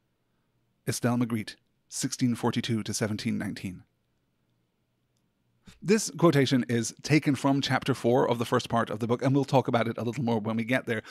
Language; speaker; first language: English; native; English